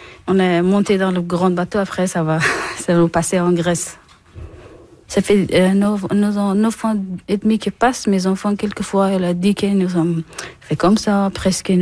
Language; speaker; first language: French; non-native, learner; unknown